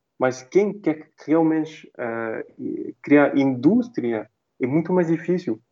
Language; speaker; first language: Portuguese; non-native, fluent; French